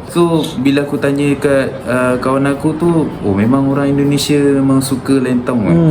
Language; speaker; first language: Malay; native; Malay